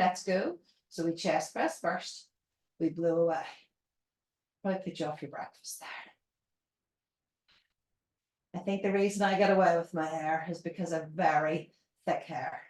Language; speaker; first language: English; native; English